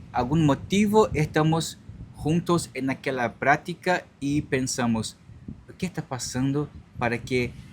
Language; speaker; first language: Spanish; non-native, learner; Portuguese